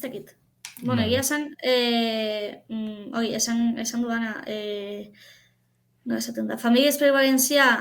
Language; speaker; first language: Basque; non-native, fluent; Catalan